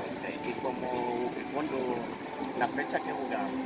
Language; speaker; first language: Spanish; non-native, learner; Haitian Creole